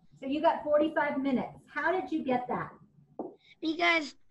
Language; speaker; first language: English; native; English